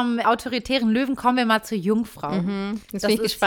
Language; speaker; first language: German; early bilingual, other home language; Turkish